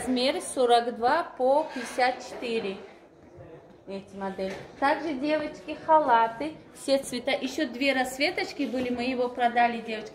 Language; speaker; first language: Russian; non-native, local second language; Tajik